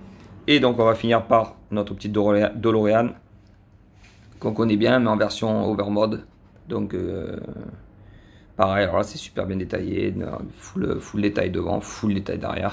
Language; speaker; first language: French; native; French